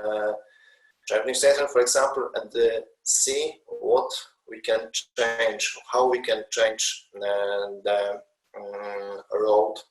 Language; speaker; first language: English; non-native, learner; Polish